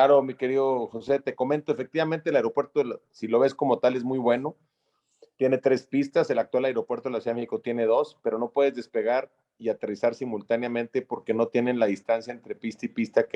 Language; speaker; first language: Spanish; native; Spanish